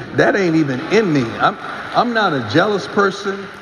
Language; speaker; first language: English; native; English